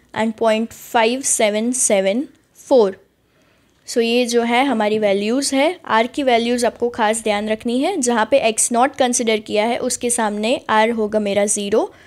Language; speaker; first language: Hindi; native; Hindi